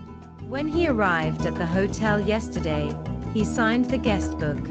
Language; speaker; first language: English; non-native, learner; Spanish